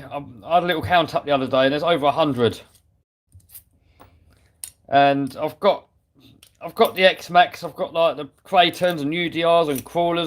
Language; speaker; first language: English; native; English